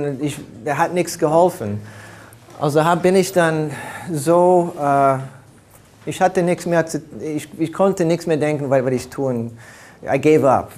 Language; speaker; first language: German; early bilingual, heritage; German